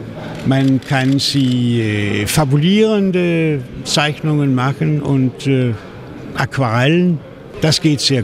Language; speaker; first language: German; non-native, fluent; Danish